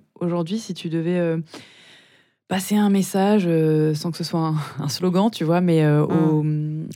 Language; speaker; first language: French; native; French